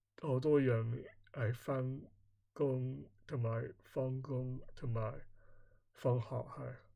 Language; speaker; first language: Chinese; non-native, learner; English